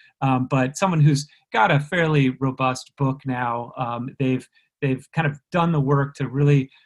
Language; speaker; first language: English; native; English